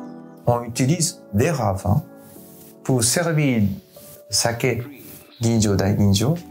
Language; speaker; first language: French; non-native, learner; Japanese